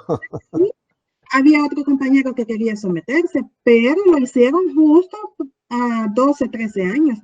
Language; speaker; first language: Spanish; native; Spanish